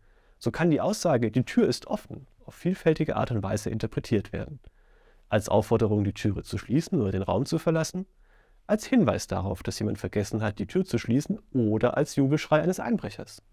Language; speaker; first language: German; native; German